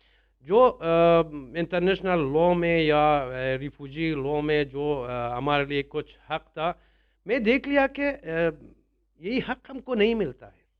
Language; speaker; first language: Hindi; non-native, learner; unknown